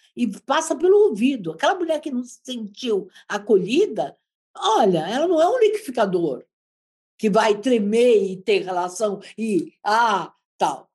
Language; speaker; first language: Portuguese; native; Portuguese